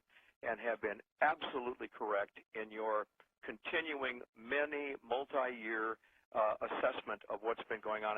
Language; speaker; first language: English; native; English